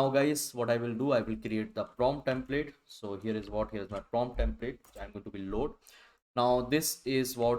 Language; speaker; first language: English; non-native, local second language; Hindi